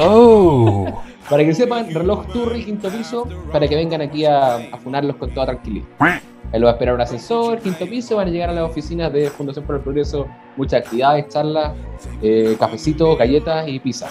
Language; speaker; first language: Spanish; native; Spanish